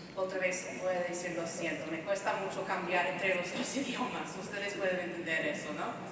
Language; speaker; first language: Spanish; non-native, fluent; English